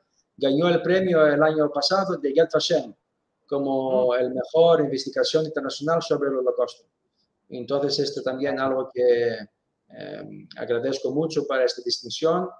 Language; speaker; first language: Spanish; non-native, fluent; Greek